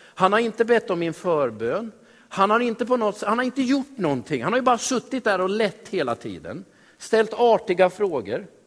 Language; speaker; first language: Swedish; native; Swedish